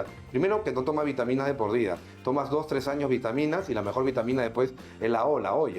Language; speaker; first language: Spanish; native; Spanish